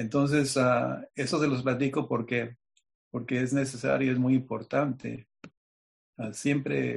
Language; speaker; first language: Spanish; native; Spanish